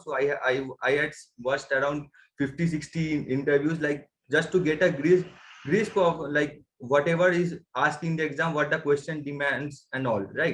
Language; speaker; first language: English; non-native, local second language; Bangla